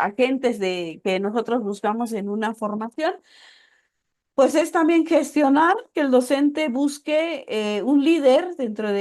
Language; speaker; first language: Spanish; native; Spanish